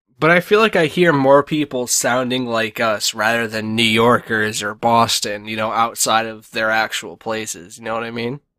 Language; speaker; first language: English; native; English